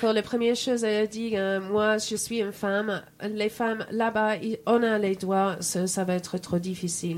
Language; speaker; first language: French; non-native, fluent; English